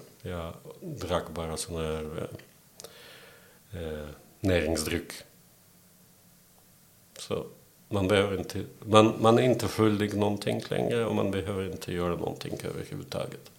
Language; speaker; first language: Swedish; non-native, fluent; Belarusian